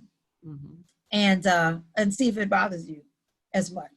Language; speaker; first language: English; native; English